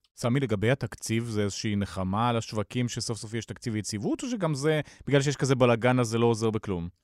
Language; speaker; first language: Hebrew; native; Hebrew